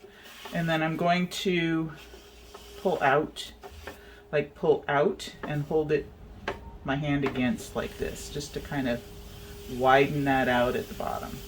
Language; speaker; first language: English; native; English